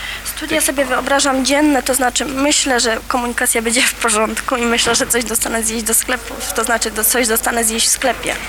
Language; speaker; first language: Polish; native; Polish